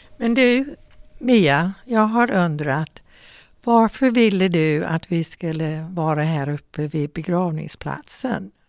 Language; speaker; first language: Swedish; non-native, fluent; English